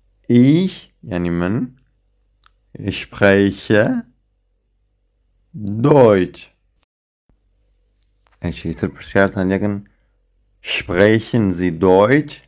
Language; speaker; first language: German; non-native, fluent; Central Kurdish